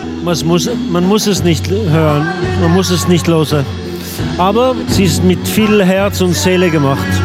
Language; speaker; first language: German; non-native, local second language; French